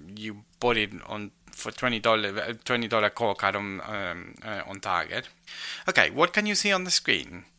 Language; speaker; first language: English; non-native, fluent; Spanish